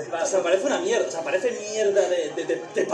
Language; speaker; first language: Spanish; native; Spanish